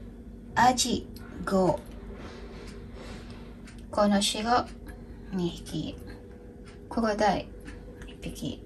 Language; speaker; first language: Japanese; non-native, learner; Filipino